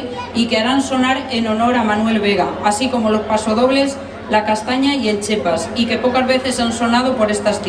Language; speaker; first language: Spanish; native; Spanish